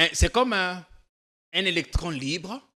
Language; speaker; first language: French; non-native, local second language; Lingala